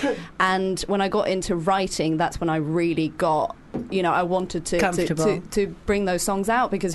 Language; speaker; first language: English; non-native, fluent; Norwegian